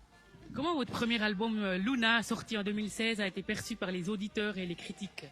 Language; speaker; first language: French; native; French